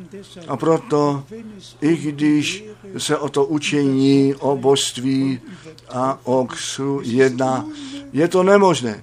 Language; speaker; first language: Czech; non-native, fluent; German